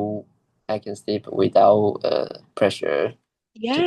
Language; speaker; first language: English; non-native, learner; Chinese